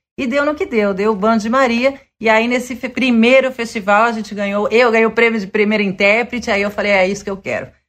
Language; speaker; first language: Portuguese; early bilingual, other home language; Spanish